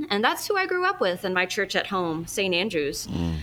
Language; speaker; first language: English; native; English